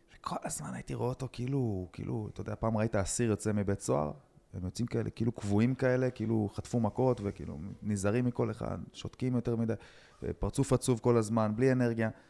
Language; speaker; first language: Hebrew; native; Hebrew